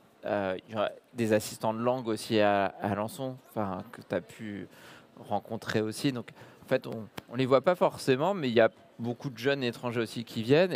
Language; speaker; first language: French; native; French